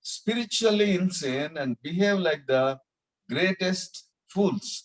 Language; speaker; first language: English; non-native, local second language; Telugu